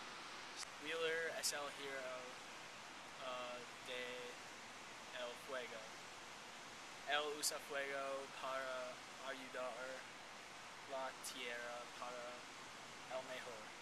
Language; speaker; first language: Spanish; non-native, learner; English